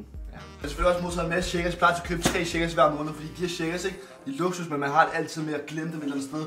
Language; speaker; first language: Danish; native; Danish